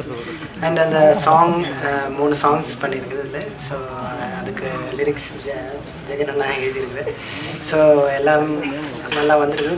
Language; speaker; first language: Tamil; non-native, learner; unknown